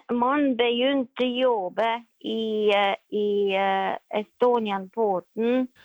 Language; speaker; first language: Norwegian; non-native, learner; Estonian